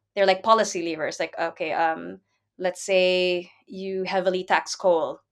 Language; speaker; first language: English; non-native, local second language; Filipino